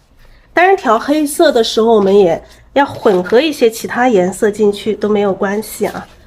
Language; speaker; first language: Chinese; native; Chinese